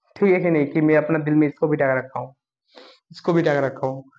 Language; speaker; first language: Hindi; non-native, local second language; Bangla